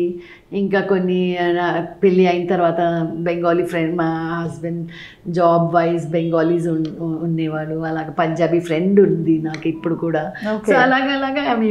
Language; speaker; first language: Telugu; non-native, local second language; Malayalam